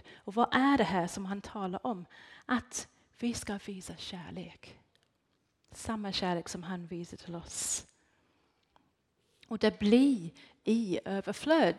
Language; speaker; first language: Swedish; non-native, fluent; English